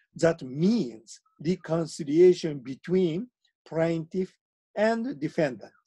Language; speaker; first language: English; non-native, fluent; Japanese